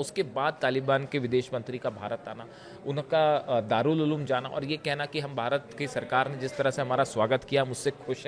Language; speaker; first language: Hindi; native; Hindi